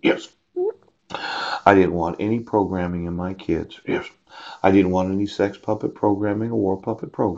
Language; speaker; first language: English; native; English